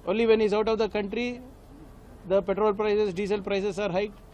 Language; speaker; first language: English; non-native, local second language; Hindi